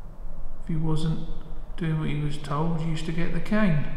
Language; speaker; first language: English; native; English